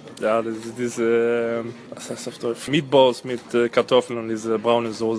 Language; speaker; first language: German; non-native, fluent; Swedish